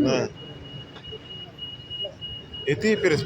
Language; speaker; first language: Greek; non-native, learner; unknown